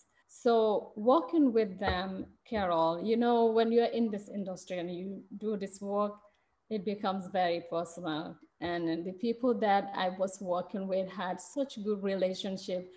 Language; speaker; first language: English; non-native, local second language; Mandingo